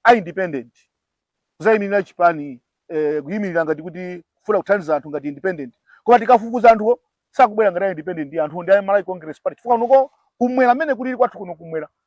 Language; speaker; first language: Nyanja; native; Nyanja